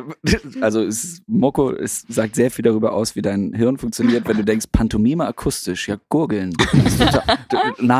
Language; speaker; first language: German; native; German